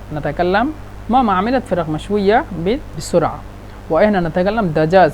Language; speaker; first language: Egyptian Arabic; non-native, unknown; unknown